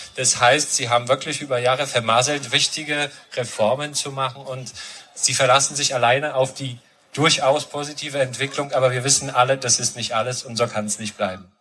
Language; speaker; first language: German; non-native, fluent; Polish